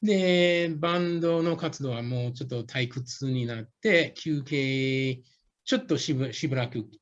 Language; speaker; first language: Japanese; non-native, fluent; English